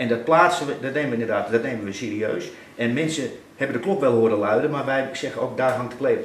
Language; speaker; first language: Dutch; native; Dutch